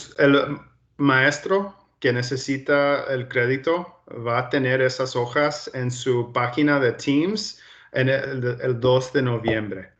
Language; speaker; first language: Spanish; early bilingual, heritage; Spanish